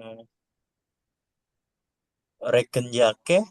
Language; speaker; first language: German; non-native, learner; Indonesian